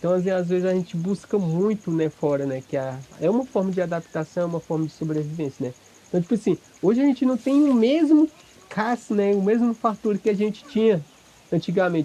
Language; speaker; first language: Portuguese; non-native, local second language; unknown